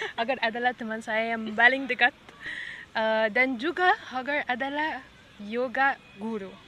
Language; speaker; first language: Indonesian; non-native, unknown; Arabic